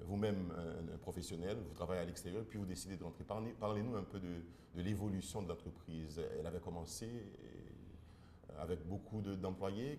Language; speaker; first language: French; non-native, local second language; Haitian Creole